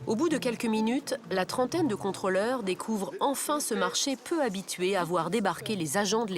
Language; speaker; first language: French; native; French